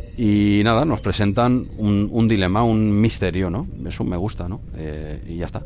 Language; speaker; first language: Spanish; native; Spanish